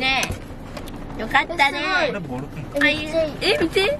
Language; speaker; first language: Japanese; early bilingual, other home language; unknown